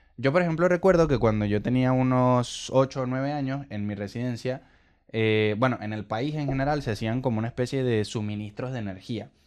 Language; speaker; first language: Spanish; native; Spanish